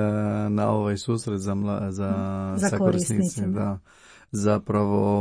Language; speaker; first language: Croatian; non-native, learner; Arabic